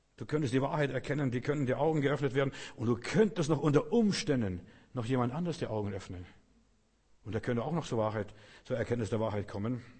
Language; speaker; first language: German; non-native, fluent; Russian